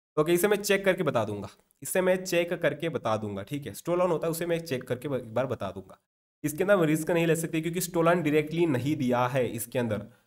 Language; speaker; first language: Hindi; non-native, local second language; Marathi